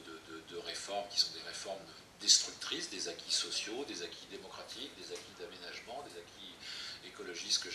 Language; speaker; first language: French; native; French